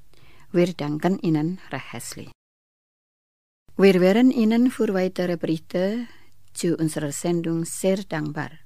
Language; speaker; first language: German; non-native, fluent; Indonesian